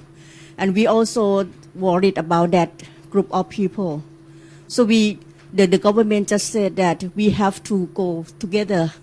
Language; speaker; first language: English; non-native, learner; Thai